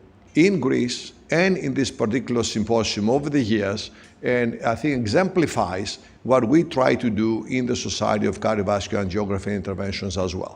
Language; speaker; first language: English; non-native, fluent; Greek